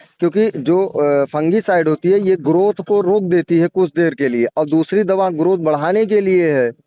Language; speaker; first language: Hindi; native; Hindi